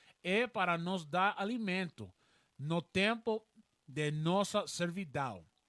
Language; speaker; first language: Portuguese; non-native, learner; Spanish